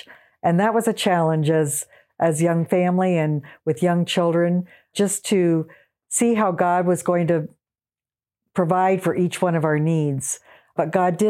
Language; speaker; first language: English; native; English